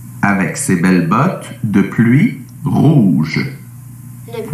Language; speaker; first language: French; native; French